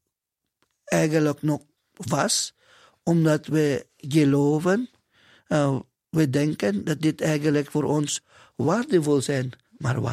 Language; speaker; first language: Dutch; non-native, fluent; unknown